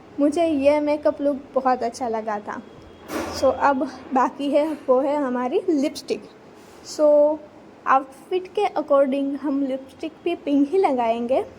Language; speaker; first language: Hindi; non-native, local second language; Gujarati